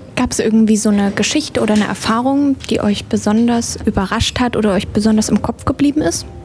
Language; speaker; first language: German; native; German